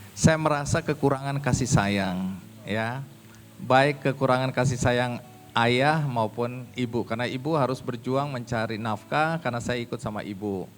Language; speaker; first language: Indonesian; native; Indonesian